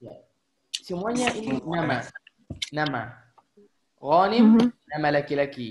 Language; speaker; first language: Indonesian; non-native, fluent; Arabic